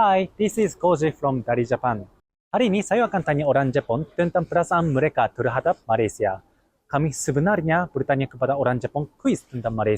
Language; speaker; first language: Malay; non-native, fluent; Japanese